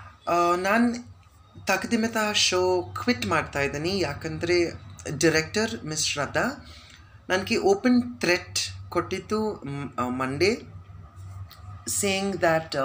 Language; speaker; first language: Kannada; non-native, learner; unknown